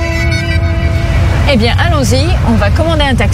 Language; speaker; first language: French; non-native, fluent; Persian